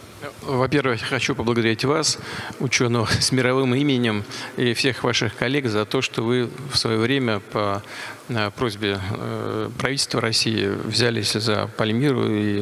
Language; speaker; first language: Russian; native; Russian